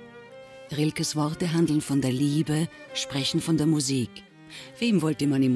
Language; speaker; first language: German; native; German